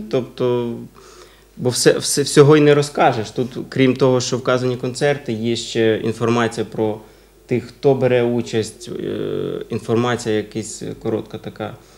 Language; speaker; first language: Ukrainian; native; Ukrainian